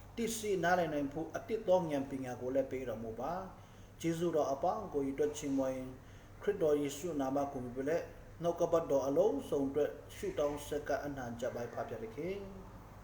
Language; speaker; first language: Burmese; non-native, local second language; Hakha Chin